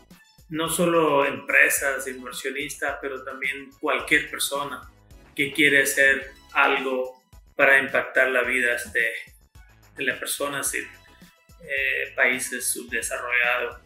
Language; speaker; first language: Spanish; non-native, fluent; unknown